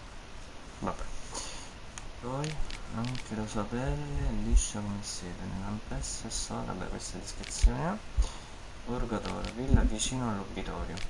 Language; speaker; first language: Italian; native; Italian